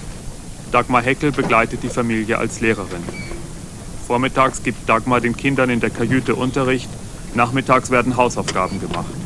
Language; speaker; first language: German; native; German